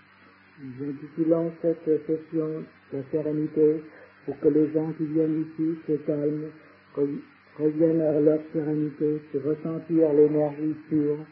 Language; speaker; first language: French; non-native, fluent; Vietnamese